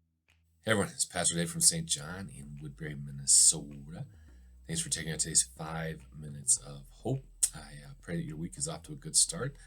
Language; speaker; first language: English; native; English